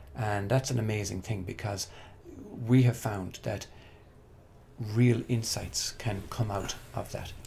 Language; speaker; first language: English; native; English